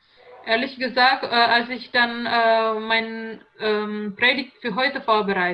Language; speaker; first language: German; non-native, learner; Indonesian